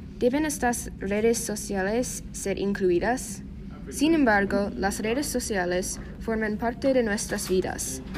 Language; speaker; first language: Spanish; non-native, learner; English